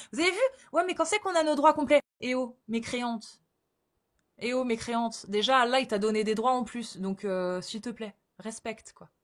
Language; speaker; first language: French; native; French